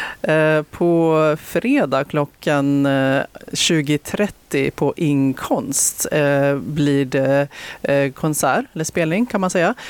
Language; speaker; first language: Swedish; native; Swedish